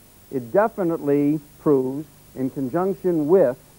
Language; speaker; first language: English; native; English